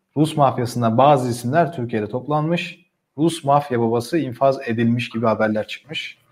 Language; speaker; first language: Turkish; native; Turkish